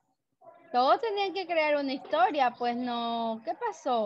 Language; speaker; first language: Spanish; native; Spanish